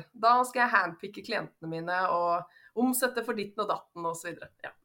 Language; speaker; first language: Norwegian; native; Norwegian